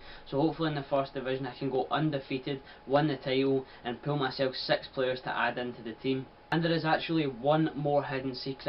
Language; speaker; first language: English; native; English